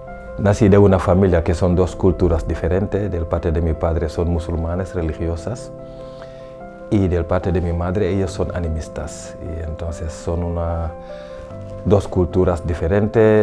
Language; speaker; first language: Spanish; non-native, fluent; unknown